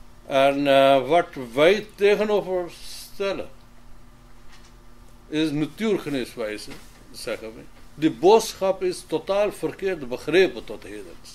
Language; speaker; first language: Dutch; non-native, fluent; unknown